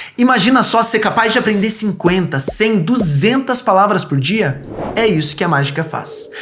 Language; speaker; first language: Portuguese; native; Portuguese